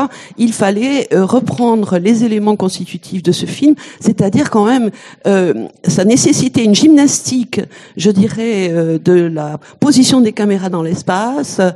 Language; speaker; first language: French; native; French